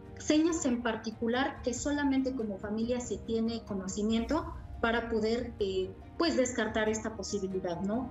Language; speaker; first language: Spanish; native; Spanish